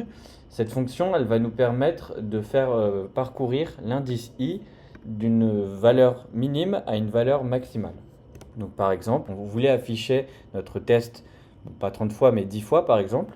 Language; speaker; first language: French; native; French